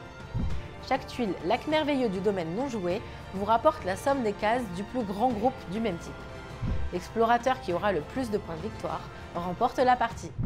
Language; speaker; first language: French; native; French